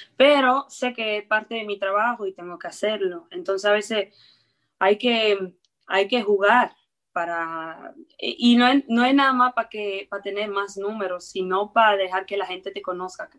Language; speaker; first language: Spanish; early bilingual, heritage; Spanish